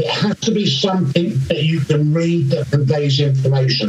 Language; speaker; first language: English; native; English